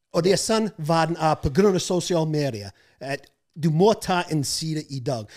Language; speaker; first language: Norwegian; non-native, fluent; English